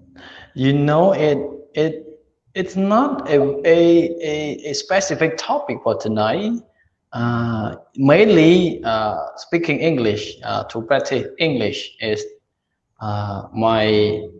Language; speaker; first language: English; non-native, learner; Khmer